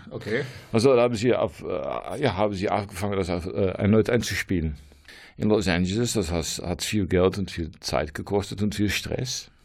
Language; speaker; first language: German; non-native, learner; Dutch